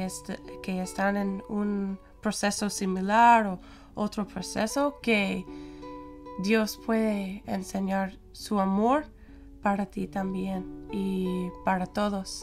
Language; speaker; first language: Spanish; non-native, fluent; English